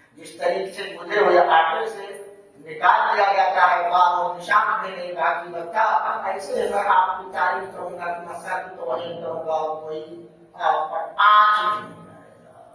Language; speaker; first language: Urdu; native; Urdu